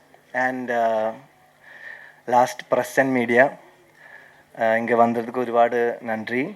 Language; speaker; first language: Tamil; non-native, learner; Malayalam